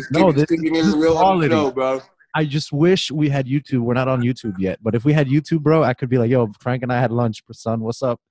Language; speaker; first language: English; native; English